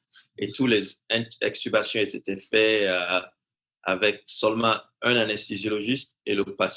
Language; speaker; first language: French; non-native, fluent; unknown